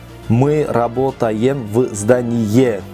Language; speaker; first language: Russian; non-native, fluent; Kyrgyz